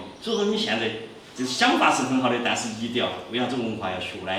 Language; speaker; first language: Chinese; native; Chinese